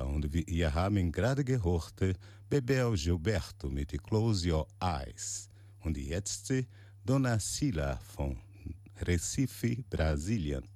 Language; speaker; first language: German; non-native, learner; Portuguese